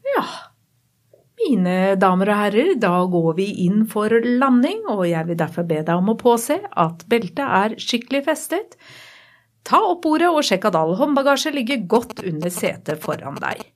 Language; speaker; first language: Norwegian; native; Norwegian